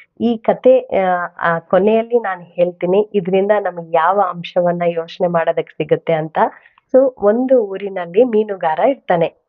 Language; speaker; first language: Kannada; non-native, local second language; Telugu